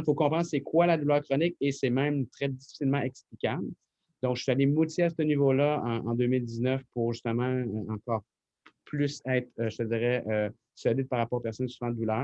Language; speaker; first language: French; native; French